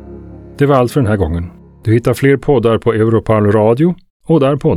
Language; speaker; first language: Swedish; native; Swedish